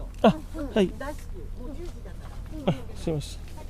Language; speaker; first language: Japanese; non-native, fluent; Indonesian